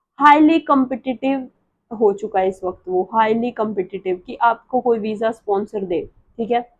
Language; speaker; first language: Hindi; native; Hindi